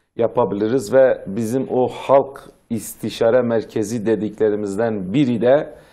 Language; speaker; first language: Turkish; non-native, local second language; Zaza